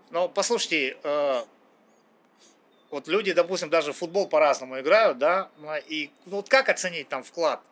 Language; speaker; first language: Russian; native; Russian